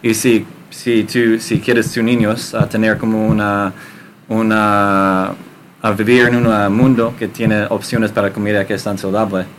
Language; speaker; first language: Spanish; non-native, learner; English